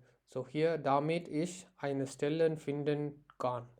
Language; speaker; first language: German; non-native, learner; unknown